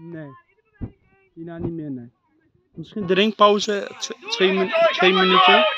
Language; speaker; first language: Dutch; early bilingual, other home language; Turkish